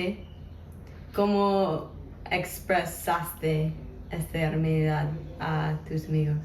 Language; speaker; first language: Spanish; non-native, learner; English